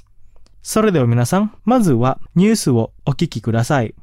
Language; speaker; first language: Japanese; non-native, fluent; Indonesian